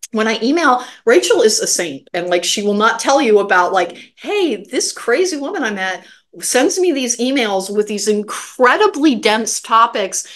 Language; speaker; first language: English; native; English